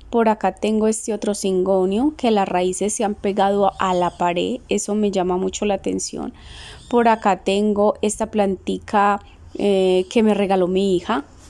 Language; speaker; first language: Spanish; native; Spanish